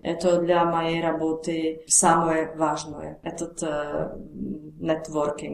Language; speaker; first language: Russian; non-native, learner; Czech